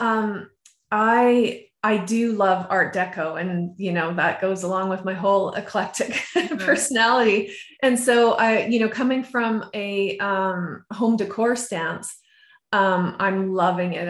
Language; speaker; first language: English; native; English